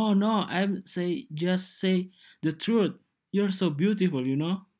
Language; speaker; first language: English; non-native, learner; Indonesian